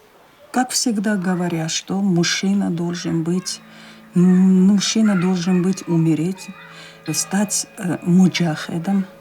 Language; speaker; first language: Russian; non-native, local second language; Chechen